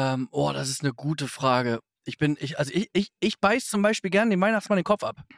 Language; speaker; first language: German; native; German